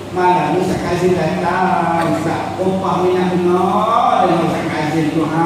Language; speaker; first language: Malay; native; Malay